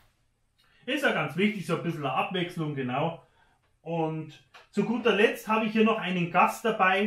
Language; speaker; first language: German; native; German